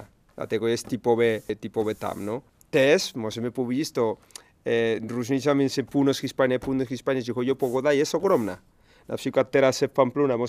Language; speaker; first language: Polish; non-native, learner; Spanish